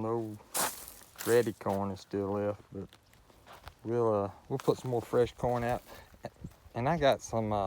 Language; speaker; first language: English; native; English